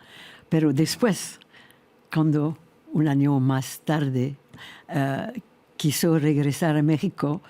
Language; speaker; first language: Spanish; non-native, fluent; French